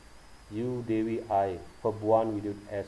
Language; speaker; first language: English; non-native, learner; Indonesian